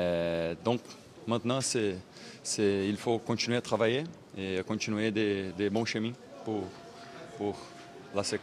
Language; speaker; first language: French; non-native, learner; Portuguese